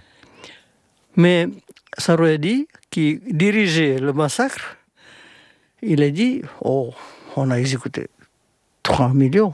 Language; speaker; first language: French; non-native, fluent; Indonesian